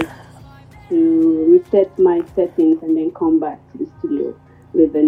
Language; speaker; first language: English; non-native, local second language; Krio